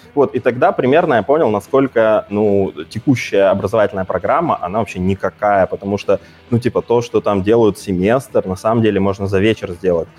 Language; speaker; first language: Russian; native; Russian